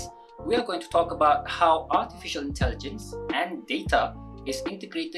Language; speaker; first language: English; non-native, local second language; Malay